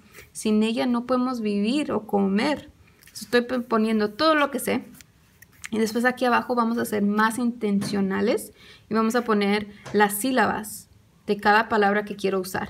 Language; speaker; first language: Spanish; early bilingual, heritage; English